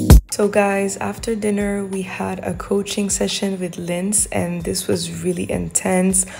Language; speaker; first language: English; non-native, local second language; French